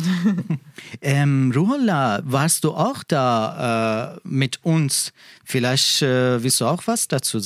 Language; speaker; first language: German; non-native, learner; Persian